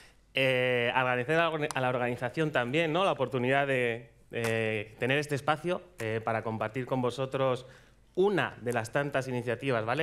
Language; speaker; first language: Spanish; native; Spanish